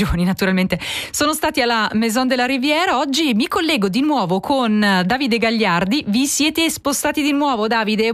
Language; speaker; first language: Italian; native; Italian